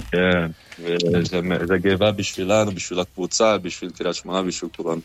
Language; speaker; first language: Hebrew; non-native, fluent; Portuguese